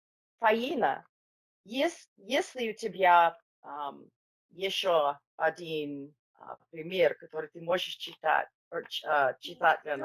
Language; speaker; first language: Russian; non-native, learner; English